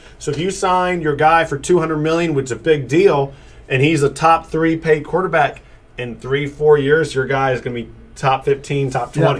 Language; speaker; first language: English; native; English